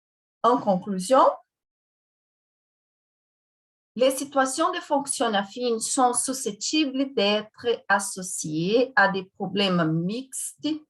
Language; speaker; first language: French; non-native, fluent; Portuguese